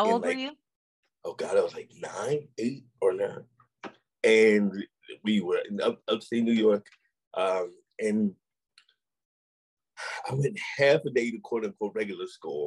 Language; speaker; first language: English; native; English